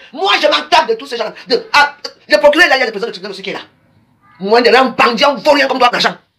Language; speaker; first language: French; native; French